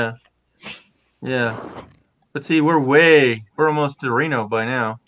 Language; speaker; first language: English; native; English